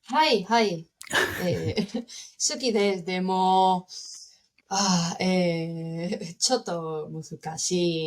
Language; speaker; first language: Japanese; non-native, learner; Spanish